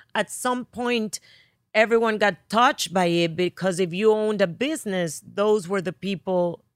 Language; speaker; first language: English; non-native, fluent; Spanish